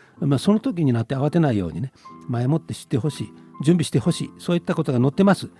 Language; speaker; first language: Japanese; native; Japanese